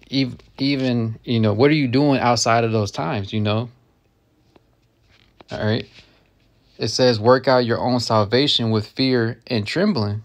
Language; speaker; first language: English; native; English